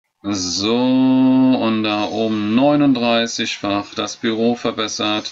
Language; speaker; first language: German; native; German